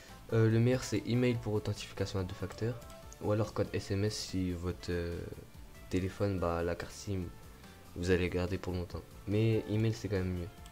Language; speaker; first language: French; native; French